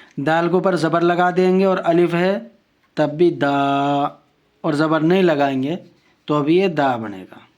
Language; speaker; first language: Urdu; native; Urdu